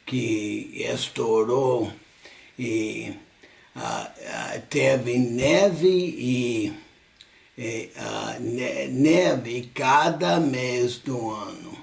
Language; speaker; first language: Portuguese; non-native, fluent; English